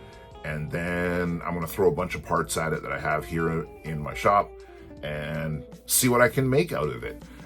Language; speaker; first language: English; native; English